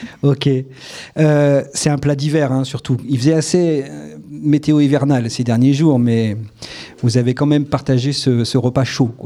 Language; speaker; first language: French; native; French